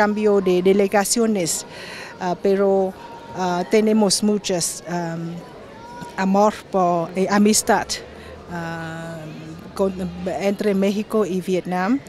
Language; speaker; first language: Spanish; non-native, fluent; Vietnamese